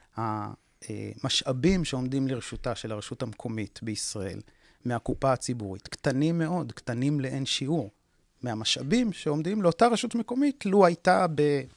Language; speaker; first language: Hebrew; native; Hebrew